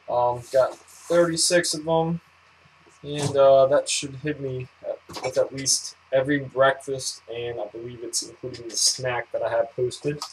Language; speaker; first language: English; native; English